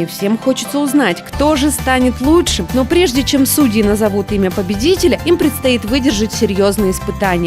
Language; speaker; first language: Russian; native; Russian